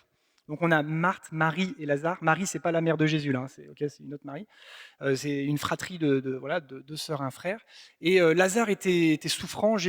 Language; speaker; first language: French; native; French